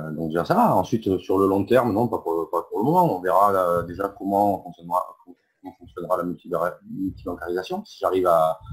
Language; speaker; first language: French; native; French